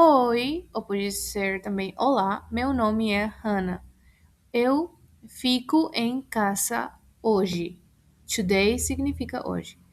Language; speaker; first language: Portuguese; non-native, fluent; Spanish